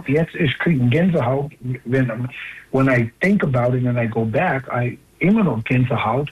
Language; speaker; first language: German; non-native, learner; English